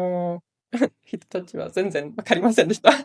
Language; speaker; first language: Japanese; non-native, learner; Italian